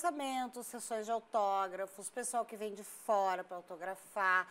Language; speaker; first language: Portuguese; native; Portuguese